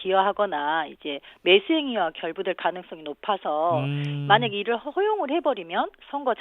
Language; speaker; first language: Korean; native; Korean